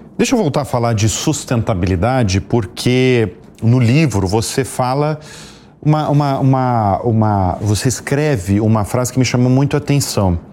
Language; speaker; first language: Portuguese; native; Portuguese